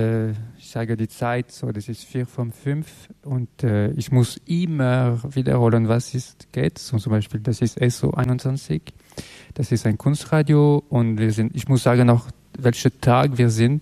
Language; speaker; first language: German; non-native, learner; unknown